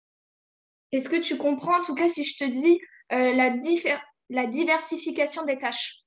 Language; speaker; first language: French; native; French